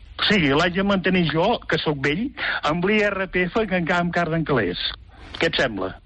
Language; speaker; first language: Catalan; native; Catalan